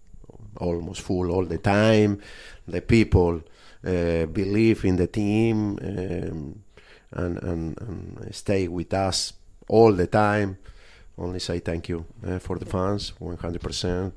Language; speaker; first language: English; non-native, learner; Spanish